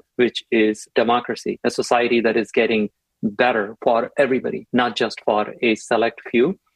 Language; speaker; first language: English; non-native, local second language; Tamil